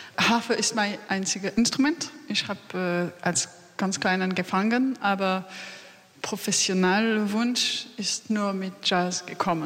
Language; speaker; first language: German; non-native, learner; French